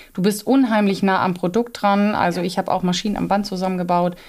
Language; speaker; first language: German; native; German